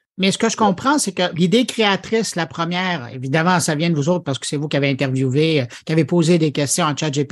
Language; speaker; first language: French; native; French